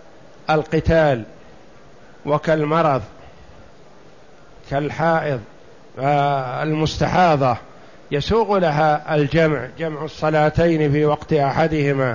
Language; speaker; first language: Arabic; native; Arabic